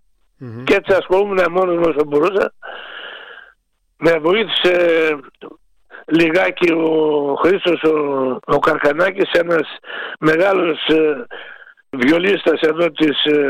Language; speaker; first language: Greek; native; Greek